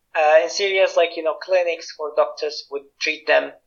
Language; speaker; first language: English; non-native, fluent; Arabic